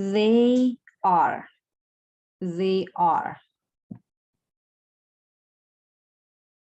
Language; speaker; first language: English; non-native, fluent; Spanish